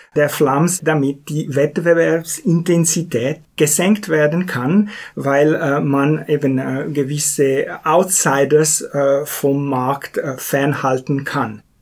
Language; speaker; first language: German; non-native, local second language; Italian